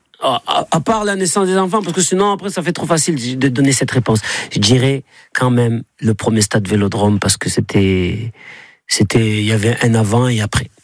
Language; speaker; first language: French; native; French